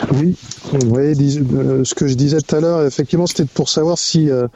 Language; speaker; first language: French; native; French